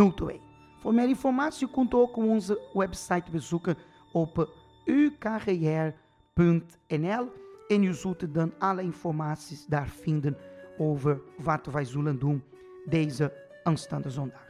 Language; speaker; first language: Dutch; non-native, fluent; Portuguese